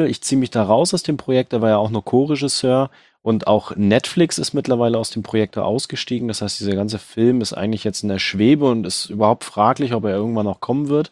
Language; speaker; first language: German; native; German